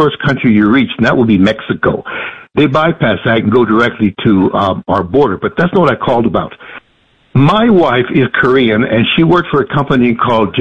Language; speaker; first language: English; early bilingual, other home language; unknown